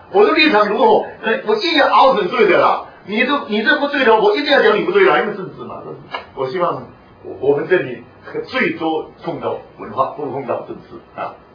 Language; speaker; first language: Chinese; non-native, local second language; Hakka Chinese